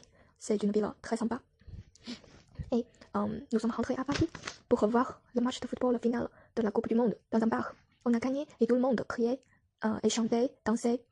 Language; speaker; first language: French; non-native, learner; Chinese